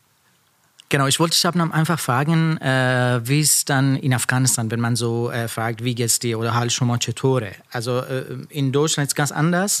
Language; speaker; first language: German; non-native, learner; Persian